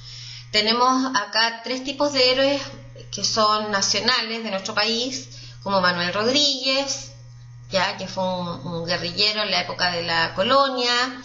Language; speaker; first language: Spanish; native; Spanish